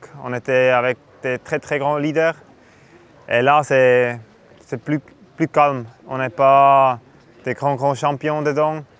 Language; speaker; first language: French; non-native, fluent; German